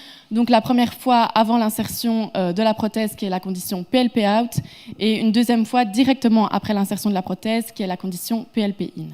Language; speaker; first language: French; native; French